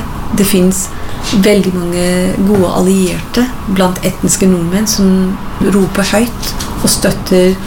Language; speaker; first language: Norwegian; non-native, fluent; English